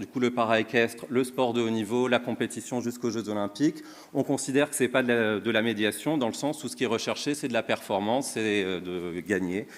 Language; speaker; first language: French; native; French